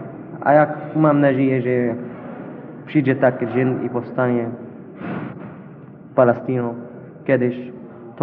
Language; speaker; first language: Polish; non-native, learner; Arabic